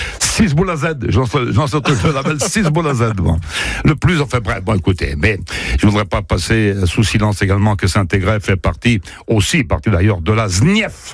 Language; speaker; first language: French; native; French